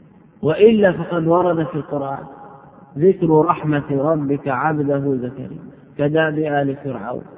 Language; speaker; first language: Arabic; native; Arabic